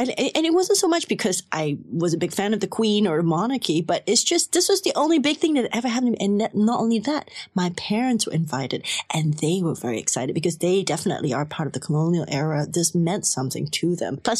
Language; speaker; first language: English; non-native, local second language; Cantonese